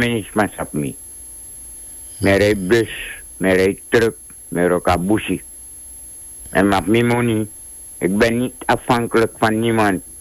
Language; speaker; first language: Dutch; non-native, local second language; Sranan Tongo